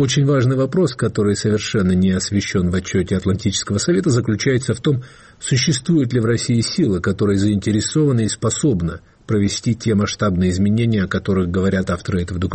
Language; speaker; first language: Russian; native; Russian